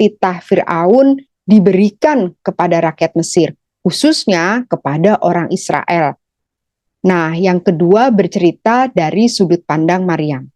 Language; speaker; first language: Indonesian; native; Indonesian